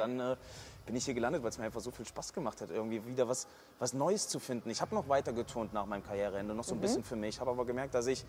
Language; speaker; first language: German; native; German